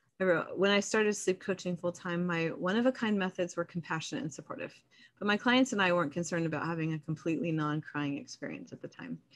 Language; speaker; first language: English; native; English